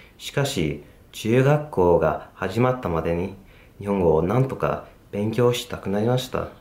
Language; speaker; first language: Japanese; non-native, learner; English